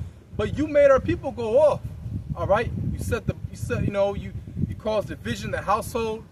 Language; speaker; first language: English; native; English